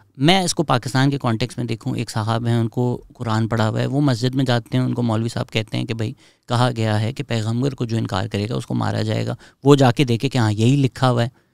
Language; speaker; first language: Urdu; native; Urdu